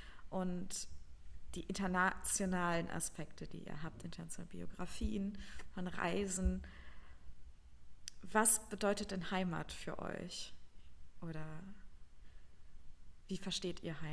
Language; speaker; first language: German; native; German